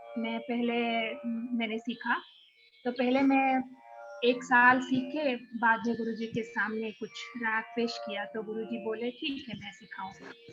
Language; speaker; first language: Hindi; non-native, local second language; Kannada